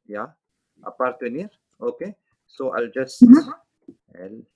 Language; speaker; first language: English; non-native, local second language; French